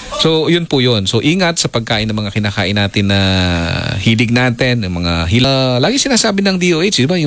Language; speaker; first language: Filipino; non-native, local second language; Cebuano